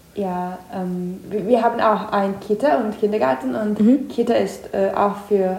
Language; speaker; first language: German; non-native, learner; Turkish